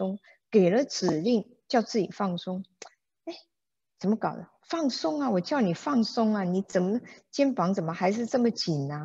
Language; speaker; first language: Chinese; native; Chinese